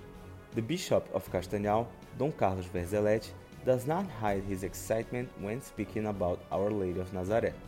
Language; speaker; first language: English; non-native, fluent; Portuguese